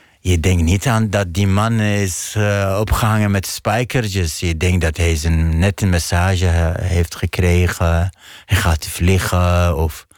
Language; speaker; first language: Dutch; non-native, fluent; Arabic